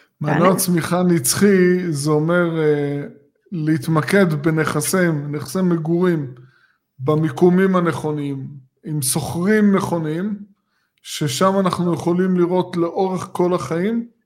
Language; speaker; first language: Hebrew; native; Hebrew